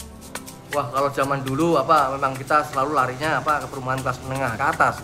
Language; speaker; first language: Indonesian; native; Indonesian